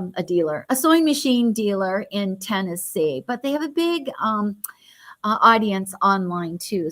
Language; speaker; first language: English; native; English